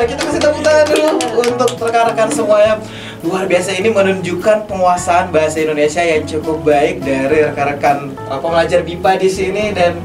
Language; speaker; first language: Indonesian; native; Indonesian